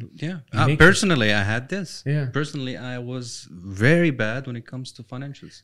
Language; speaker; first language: English; non-native, fluent; Arabic